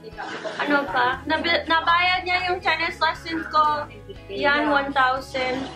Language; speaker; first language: Filipino; early bilingual, heritage; English